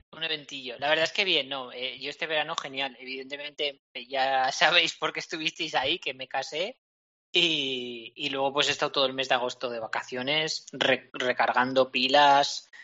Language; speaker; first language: Spanish; native; Spanish